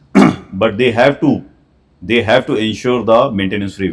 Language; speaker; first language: English; non-native, local second language; Hindi